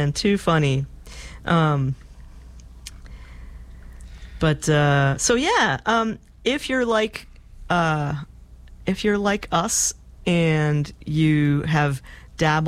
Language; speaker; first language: English; non-native, fluent; Portuguese